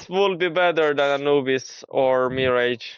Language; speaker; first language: English; non-native, fluent; Turkish